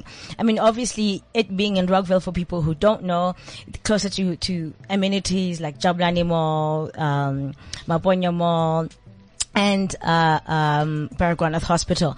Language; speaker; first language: English; non-native, local second language; Zulu